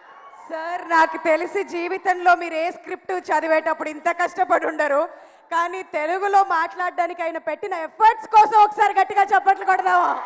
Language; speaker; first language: Telugu; native; Telugu